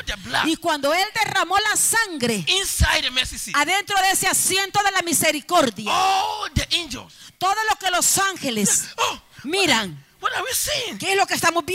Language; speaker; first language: Spanish; native; Spanish